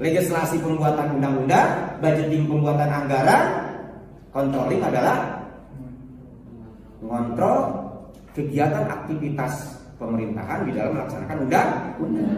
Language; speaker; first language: Indonesian; native; Indonesian